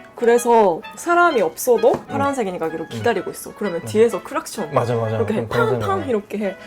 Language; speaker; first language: Korean; non-native, fluent; Japanese